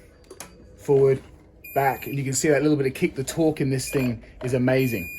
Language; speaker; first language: English; native; English